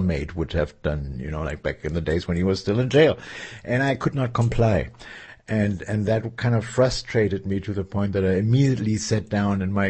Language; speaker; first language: English; non-native, fluent; German